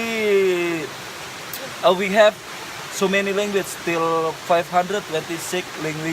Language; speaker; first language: English; non-native, learner; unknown